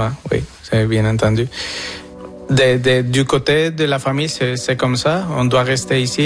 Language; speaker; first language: French; non-native, fluent; Spanish